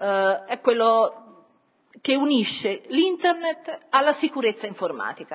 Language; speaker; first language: Italian; native; Italian